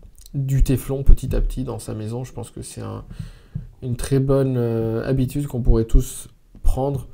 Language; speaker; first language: French; native; French